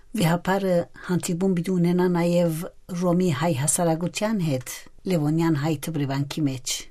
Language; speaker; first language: Armenian; early bilingual, heritage; Armenian